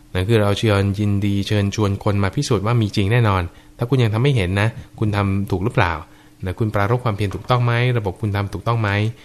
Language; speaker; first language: Thai; native; Thai